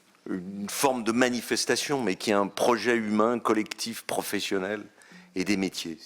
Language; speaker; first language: French; native; French